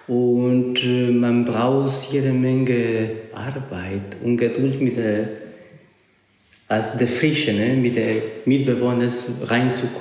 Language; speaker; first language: German; non-native, learner; Spanish